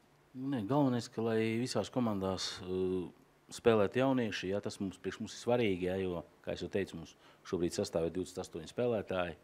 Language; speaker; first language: Latvian; native; Latvian